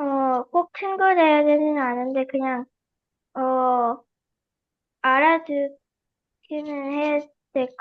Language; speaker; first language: Korean; early bilingual, heritage; Korean